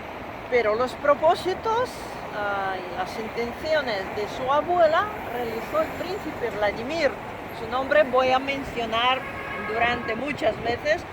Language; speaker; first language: Spanish; non-native, fluent; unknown